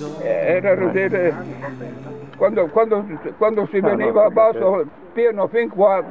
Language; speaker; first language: Italian; non-native, local second language; Friulian